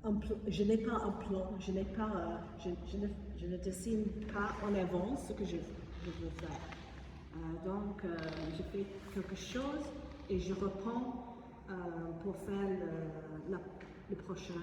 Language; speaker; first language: French; non-native, fluent; English